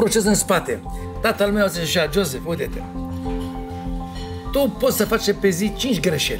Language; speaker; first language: Romanian; non-native, fluent; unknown